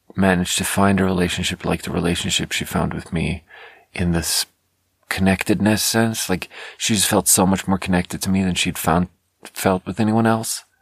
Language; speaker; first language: English; non-native, fluent; Swedish